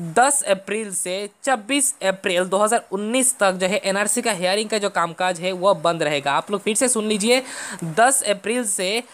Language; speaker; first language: Hindi; non-native, local second language; Bangla